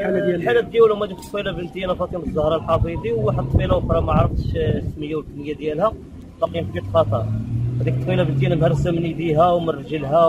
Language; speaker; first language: Arabic; native; Arabic